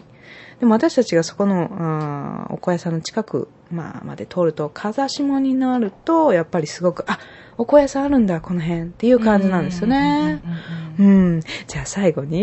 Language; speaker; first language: Japanese; native; Japanese